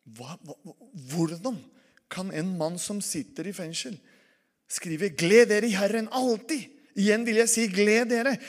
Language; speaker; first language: Norwegian; non-native, fluent; Spanish